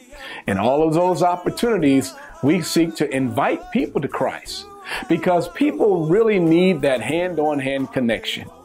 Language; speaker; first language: English; native; English